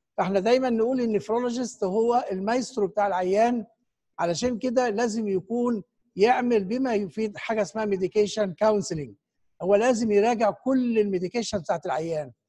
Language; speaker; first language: Arabic; native; Arabic